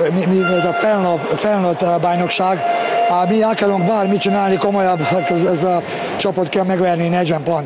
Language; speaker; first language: Hungarian; non-native, learner; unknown